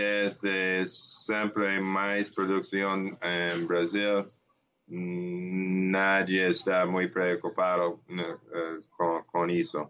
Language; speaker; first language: Portuguese; non-native, learner; English